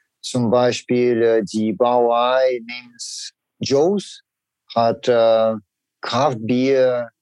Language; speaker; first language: German; non-native, learner; Russian